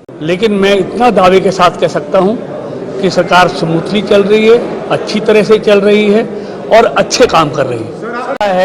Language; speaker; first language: Hindi; native; Hindi